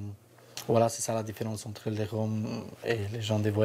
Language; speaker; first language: French; non-native, fluent; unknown